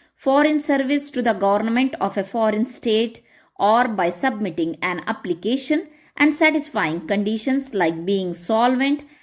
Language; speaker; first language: English; non-native, local second language; Kannada